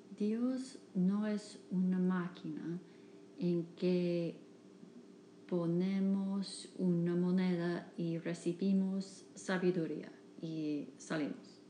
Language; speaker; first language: Spanish; non-native, fluent; English